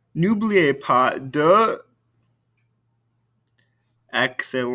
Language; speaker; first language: French; non-native, fluent; English